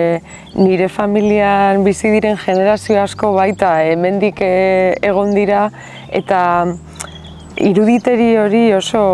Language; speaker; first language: Basque; non-native, local second language; Spanish